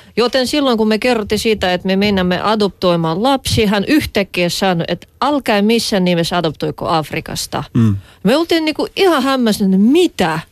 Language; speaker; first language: Finnish; non-native, fluent; Russian